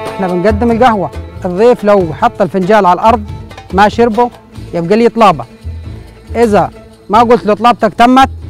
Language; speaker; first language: Egyptian Arabic; native; Egyptian Arabic